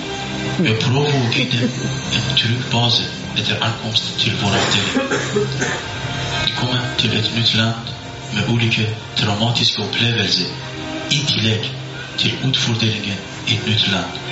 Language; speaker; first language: Norwegian; non-native, learner; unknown